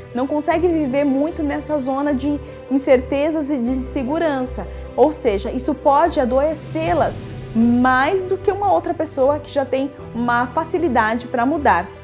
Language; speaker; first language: Portuguese; native; Portuguese